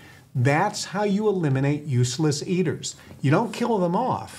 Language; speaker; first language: English; native; English